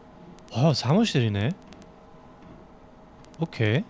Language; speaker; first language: Korean; non-native, fluent; German